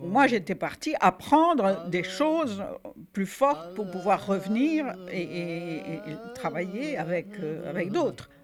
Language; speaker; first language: French; native; French